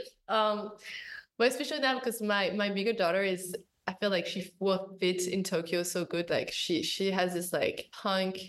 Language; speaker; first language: English; non-native, fluent; French